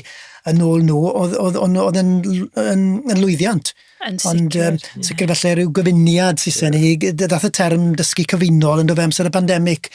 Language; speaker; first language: Welsh; native; Welsh